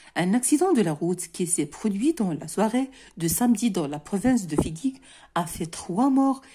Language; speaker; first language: French; non-native, local second language; Arabic